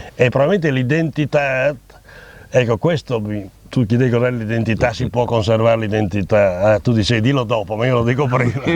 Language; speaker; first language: Italian; non-native, local second language; Friulian